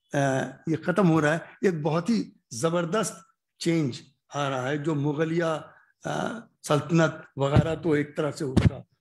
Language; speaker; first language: Hindi; native; Hindi